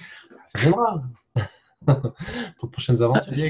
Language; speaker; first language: French; native; French